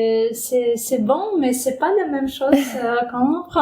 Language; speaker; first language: French; non-native, fluent; Ukrainian